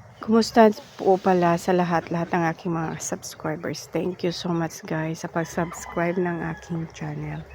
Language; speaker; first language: Filipino; non-native, local second language; Cebuano